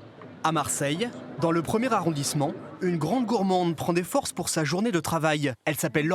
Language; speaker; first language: French; native; French